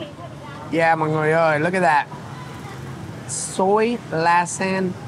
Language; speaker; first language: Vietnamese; non-native, fluent; English